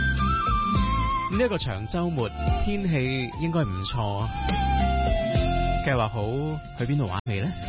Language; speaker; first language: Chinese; non-native, local second language; Cantonese